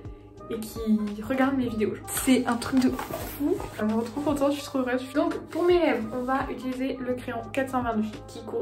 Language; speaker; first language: French; native; French